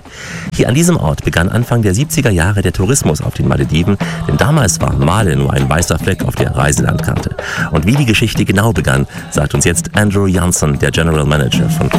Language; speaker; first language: German; native; German